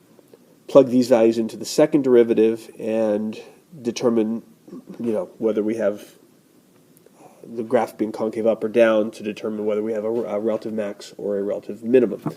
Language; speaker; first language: English; native; English